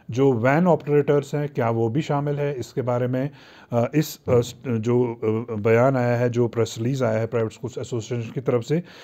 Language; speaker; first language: Hindi; non-native, local second language; Kashmiri